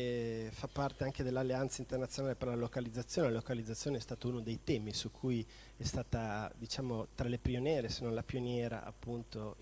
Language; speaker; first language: Italian; native; Italian